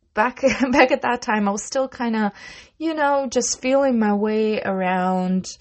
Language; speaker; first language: English; non-native, fluent; Russian